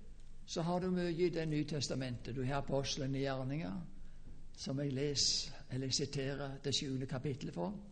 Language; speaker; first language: Norwegian; native; Norwegian